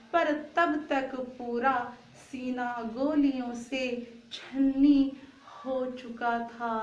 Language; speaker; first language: Hindi; non-native, local second language; Kannada